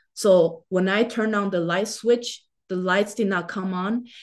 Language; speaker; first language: English; non-native, fluent; Chinese